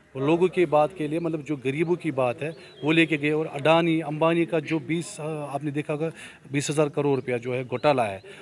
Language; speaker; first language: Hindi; non-native, local second language; Kashmiri